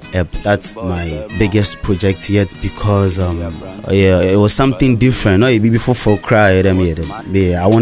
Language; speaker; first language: English; non-native, local second language; Akan